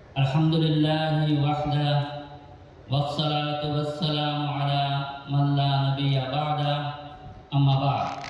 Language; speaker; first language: Urdu; non-native, local second language; Assamese